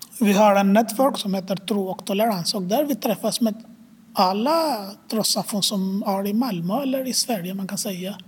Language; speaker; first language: Swedish; non-native, fluent; Arabic